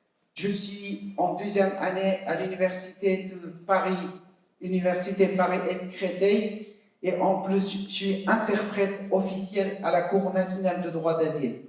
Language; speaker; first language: French; non-native, fluent; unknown